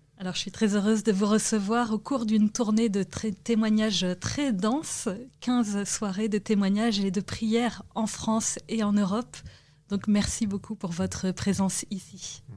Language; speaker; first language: French; native; French